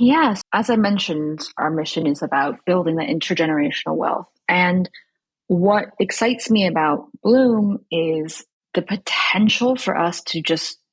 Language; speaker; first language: English; early bilingual, other home language; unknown